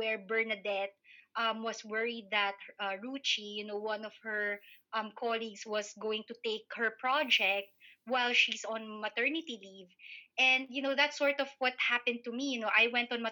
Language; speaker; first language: English; non-native, local second language; Filipino